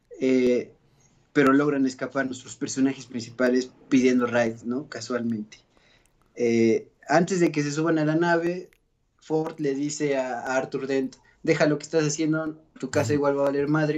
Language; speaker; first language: Spanish; native; Spanish